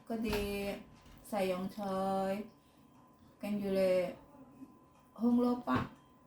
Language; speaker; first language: Cantonese; non-native, learner; Indonesian